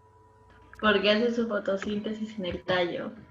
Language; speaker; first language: Spanish; native; Spanish